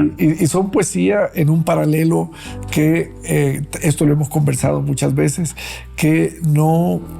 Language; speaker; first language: Spanish; native; Spanish